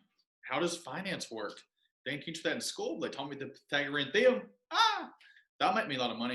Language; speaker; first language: English; native; English